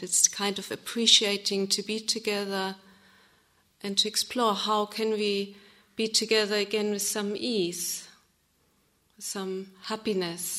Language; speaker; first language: English; non-native, fluent; German